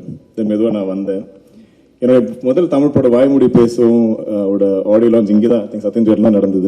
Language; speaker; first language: Tamil; non-native, local second language; Malayalam